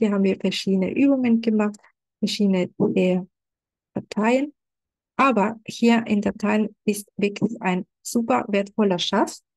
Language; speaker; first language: German; non-native, fluent; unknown